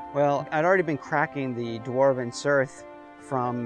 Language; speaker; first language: English; native; English